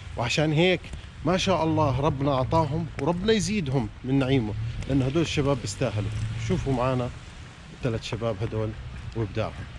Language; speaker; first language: Arabic; native; Arabic